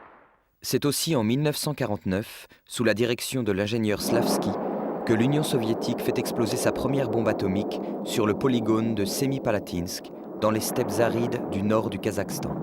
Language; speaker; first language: French; native; French